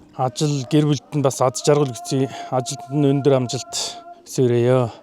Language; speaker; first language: Mongolian; non-native, local second language; Kazakh